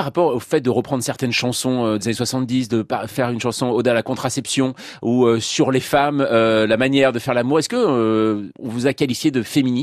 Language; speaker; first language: French; native; French